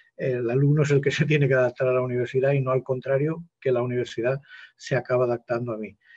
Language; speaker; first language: Spanish; native; Spanish